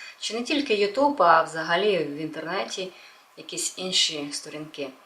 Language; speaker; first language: Ukrainian; non-native, local second language; Russian